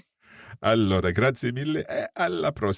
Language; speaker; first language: Italian; non-native, fluent; English